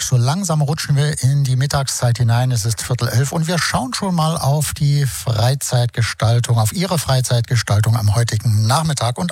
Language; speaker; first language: German; native; German